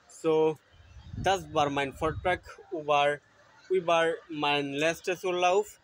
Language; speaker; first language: German; non-native, learner; Bangla